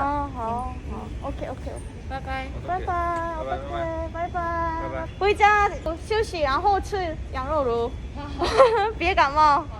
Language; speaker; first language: Chinese; non-native, learner; Korean